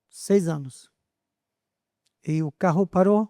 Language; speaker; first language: Portuguese; non-native, fluent; Arabic